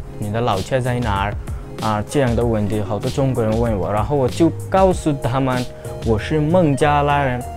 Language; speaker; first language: Chinese; non-native, learner; Bangla